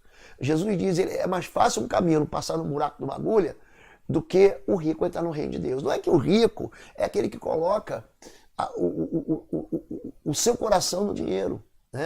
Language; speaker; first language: Portuguese; native; Portuguese